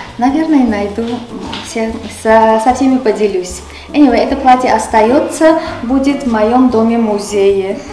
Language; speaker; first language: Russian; non-native, local second language; Armenian